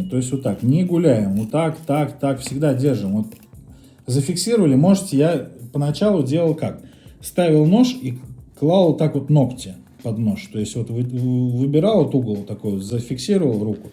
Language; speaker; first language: Russian; native; Russian